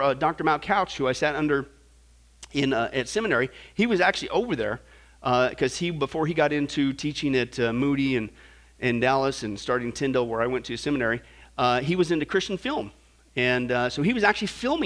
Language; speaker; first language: English; native; English